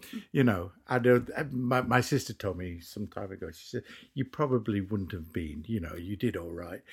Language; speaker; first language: English; native; English